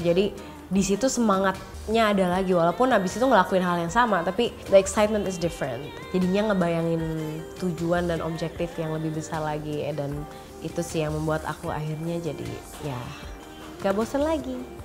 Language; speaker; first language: Indonesian; early bilingual, heritage; Indonesian